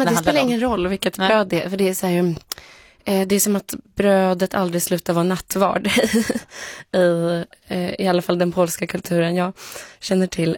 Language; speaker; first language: Swedish; early bilingual, other home language; Polish